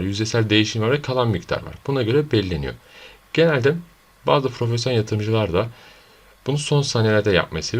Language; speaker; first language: Turkish; native; Turkish